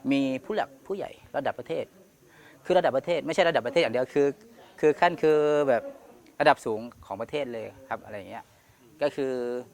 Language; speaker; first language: Thai; non-native, local second language; Pattani Malay